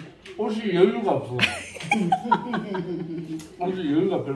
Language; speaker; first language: Korean; native; Korean